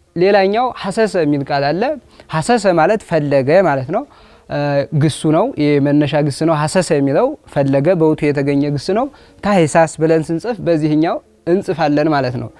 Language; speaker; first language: Amharic; native; Amharic